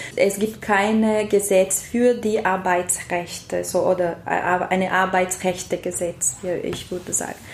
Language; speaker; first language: German; non-native, learner; Portuguese